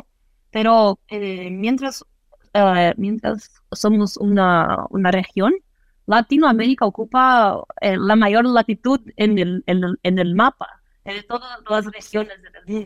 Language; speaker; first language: Spanish; non-native, fluent; Portuguese